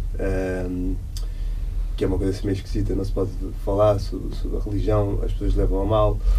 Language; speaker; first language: Portuguese; native; Portuguese